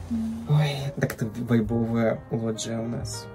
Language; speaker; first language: Russian; native; Russian